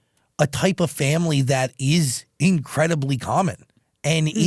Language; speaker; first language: English; native; English